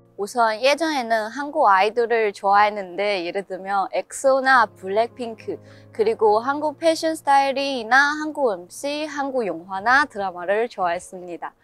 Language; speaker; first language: Korean; non-native, fluent; Chinese